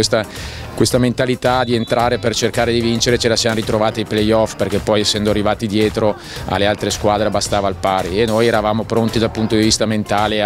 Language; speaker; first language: Italian; native; Italian